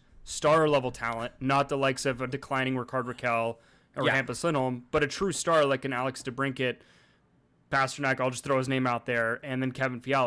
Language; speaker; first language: English; native; English